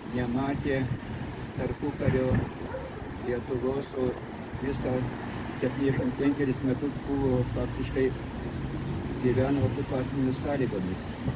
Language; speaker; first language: Lithuanian; non-native, local second language; Belarusian